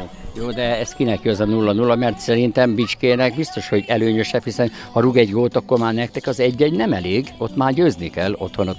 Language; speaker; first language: Hungarian; native; Hungarian